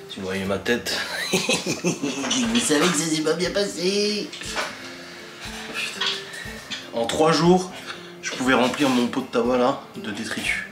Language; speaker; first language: French; native; French